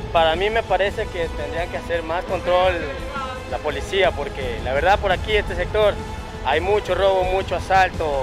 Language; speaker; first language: Spanish; native; Spanish